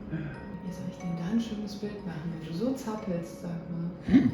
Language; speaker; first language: German; native; German